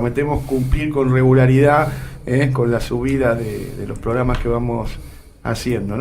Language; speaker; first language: Spanish; native; Spanish